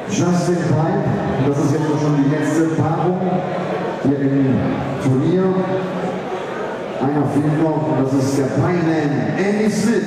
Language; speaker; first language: German; native; German